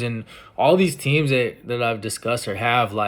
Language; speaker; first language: English; native; English